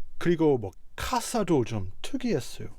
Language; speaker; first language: Korean; non-native, fluent; English